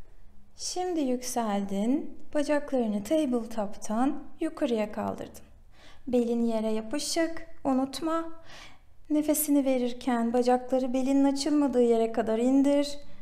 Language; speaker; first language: Turkish; native; Turkish